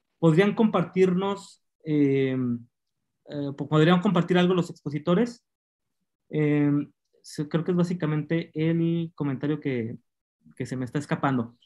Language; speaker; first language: Spanish; native; Spanish